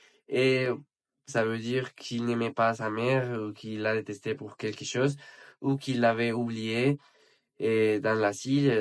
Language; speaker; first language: French; non-native, learner; Spanish